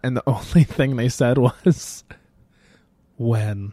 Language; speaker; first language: English; native; English